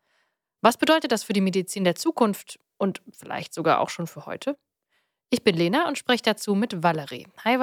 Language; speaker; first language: German; native; German